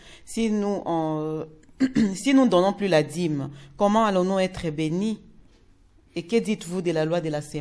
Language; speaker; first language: French; non-native, local second language; Lingala